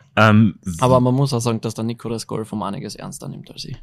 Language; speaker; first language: German; native; German